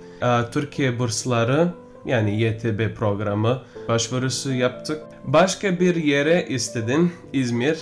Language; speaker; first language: Turkish; non-native, learner; Bosnian